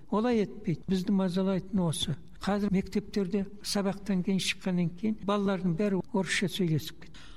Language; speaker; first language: Kazakh; native; Kazakh